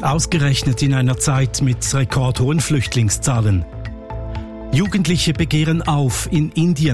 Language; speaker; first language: German; native; German